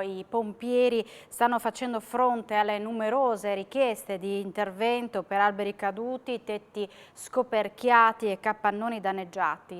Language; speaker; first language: Italian; native; Italian